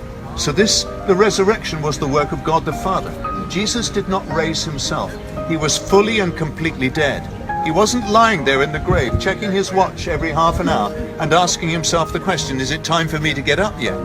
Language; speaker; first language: English; native; English